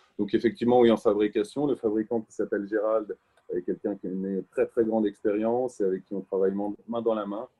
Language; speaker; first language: French; native; French